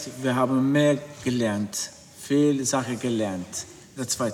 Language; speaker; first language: German; non-native, learner; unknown